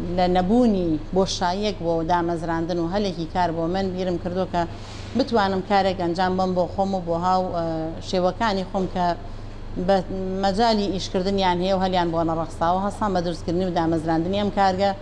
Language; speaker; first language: Central Kurdish; native; Central Kurdish